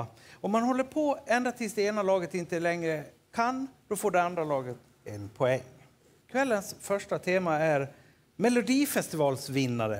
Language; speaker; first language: Swedish; native; Swedish